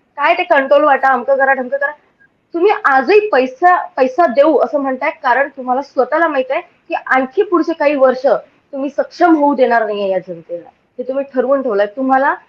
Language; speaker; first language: Marathi; native; Marathi